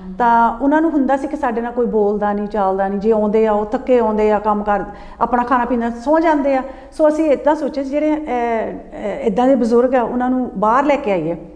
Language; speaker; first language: Punjabi; early bilingual, heritage; Punjabi